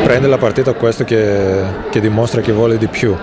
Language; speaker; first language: Italian; non-native, fluent; Greek